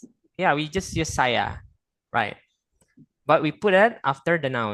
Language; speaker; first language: English; non-native, fluent; Indonesian